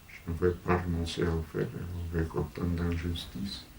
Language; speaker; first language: French; non-native, fluent; Portuguese